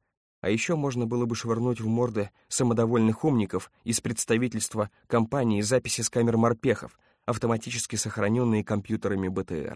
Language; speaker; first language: Russian; native; Russian